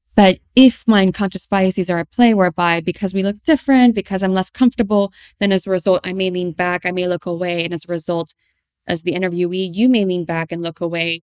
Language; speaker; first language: English; non-native, fluent; French